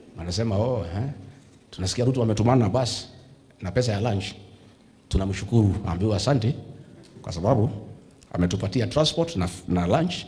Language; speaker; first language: Swahili; non-native, local second language; Kikuyu